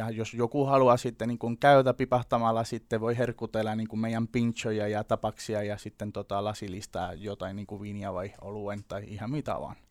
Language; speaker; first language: Finnish; non-native, learner; Spanish